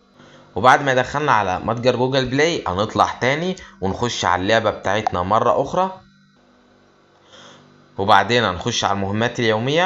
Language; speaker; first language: Arabic; native; Arabic